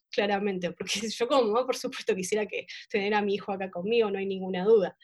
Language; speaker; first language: Spanish; native; Spanish